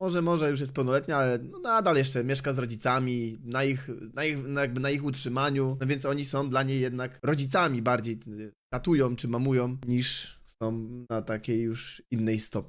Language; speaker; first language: Polish; native; Polish